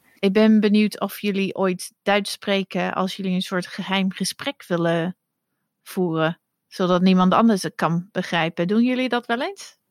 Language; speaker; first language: Dutch; non-native, fluent; English